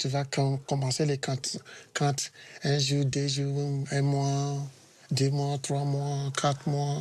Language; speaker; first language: French; non-native, learner; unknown